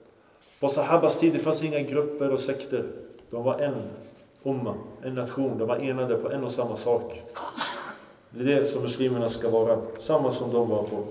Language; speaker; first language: Swedish; non-native, local second language; Arabic